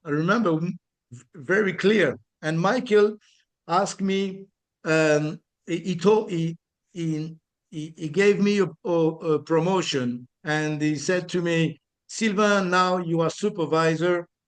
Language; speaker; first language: English; non-native, fluent; French